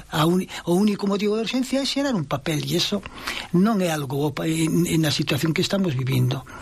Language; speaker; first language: Galician; non-native, local second language; Spanish